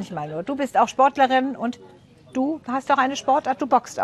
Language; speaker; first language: German; native; German